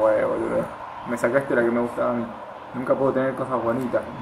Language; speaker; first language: Spanish; native; Spanish